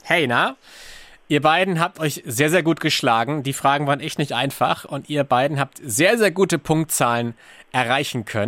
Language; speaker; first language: German; native; German